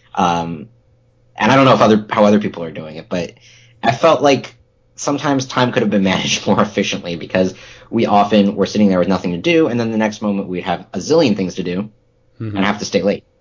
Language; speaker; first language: English; native; English